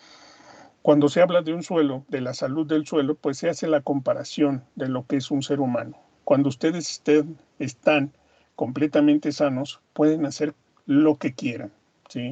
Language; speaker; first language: Spanish; native; Spanish